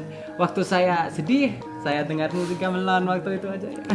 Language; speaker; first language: Indonesian; early bilingual, heritage; English